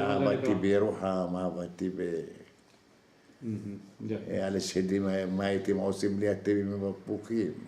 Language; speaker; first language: Hebrew; non-native, fluent; Arabic